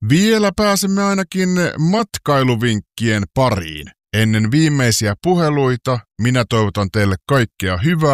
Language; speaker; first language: Finnish; native; Finnish